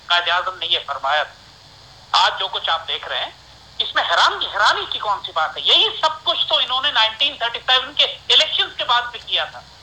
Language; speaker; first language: Urdu; native; Urdu